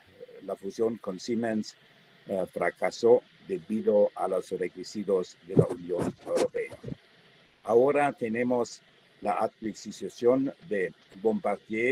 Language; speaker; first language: Spanish; non-native, fluent; German